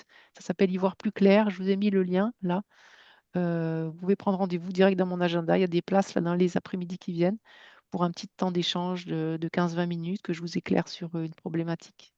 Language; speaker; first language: French; native; French